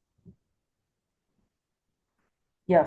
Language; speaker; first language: English; non-native, learner; Vietnamese